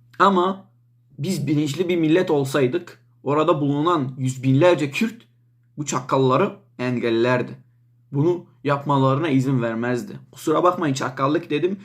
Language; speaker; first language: Turkish; non-native, local second language; Kurdish